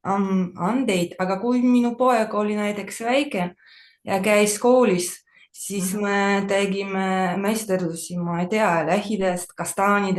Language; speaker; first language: Estonian; non-native, learner; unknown